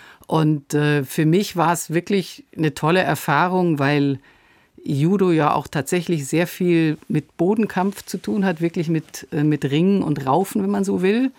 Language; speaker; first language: German; native; German